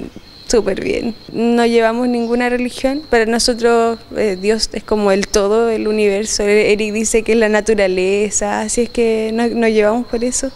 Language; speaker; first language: Spanish; native; Spanish